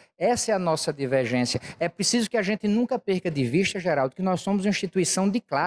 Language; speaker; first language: Portuguese; native; Portuguese